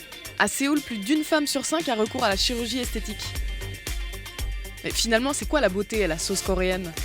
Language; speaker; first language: French; native; French